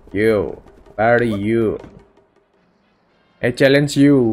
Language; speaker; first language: English; non-native, learner; Indonesian